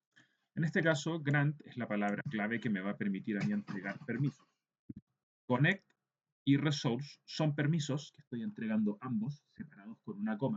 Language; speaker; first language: Spanish; native; Spanish